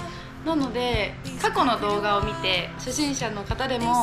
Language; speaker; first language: Japanese; native; Japanese